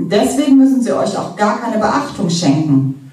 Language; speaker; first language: German; native; German